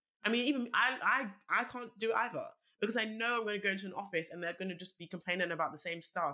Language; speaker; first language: English; native; English